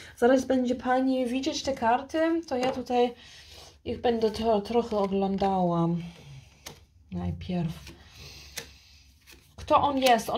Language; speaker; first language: Polish; early bilingual, heritage; Polish